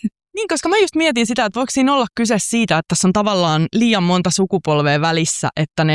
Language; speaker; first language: Finnish; native; Finnish